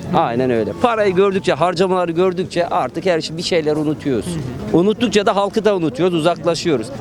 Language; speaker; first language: Turkish; native; Turkish